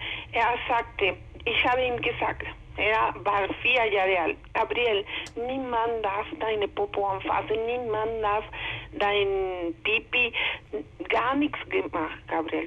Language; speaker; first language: German; non-native, learner; Spanish